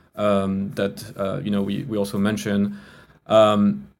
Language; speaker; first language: English; non-native, fluent; French